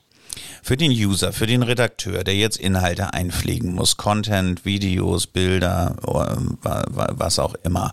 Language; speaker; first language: German; native; German